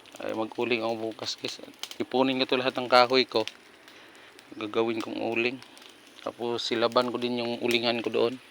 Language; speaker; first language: Filipino; non-native, local second language; Cebuano